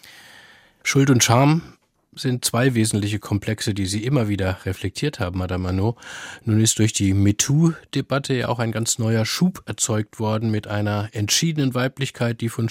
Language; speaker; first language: German; native; German